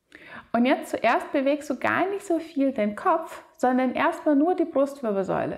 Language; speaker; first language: German; native; German